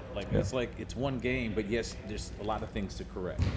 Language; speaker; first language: English; native; English